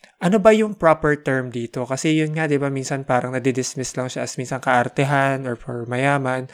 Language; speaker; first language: Filipino; native; Filipino